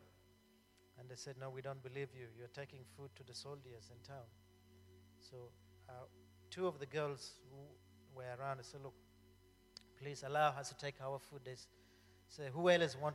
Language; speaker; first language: English; non-native, local second language; Acoli